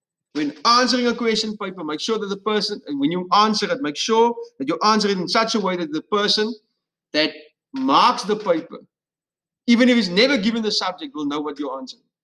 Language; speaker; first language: English; non-native, local second language; Afrikaans